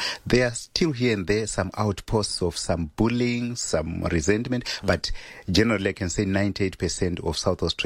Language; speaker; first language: English; non-native, local second language; Shona